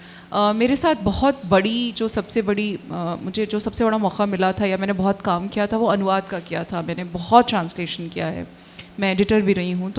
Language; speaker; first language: Hindi; native; Hindi